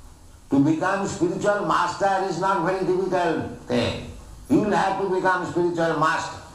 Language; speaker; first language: English; non-native, local second language; Bangla